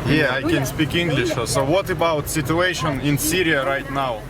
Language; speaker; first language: English; non-native, learner; Russian